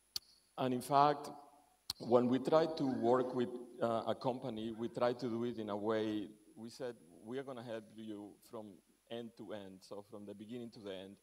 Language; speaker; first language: English; non-native, fluent; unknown